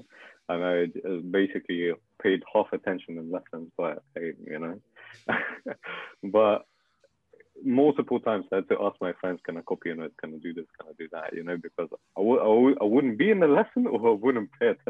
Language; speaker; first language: English; non-native, fluent; Russian